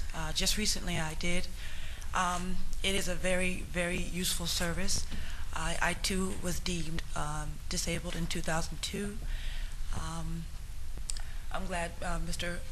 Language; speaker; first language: English; native; English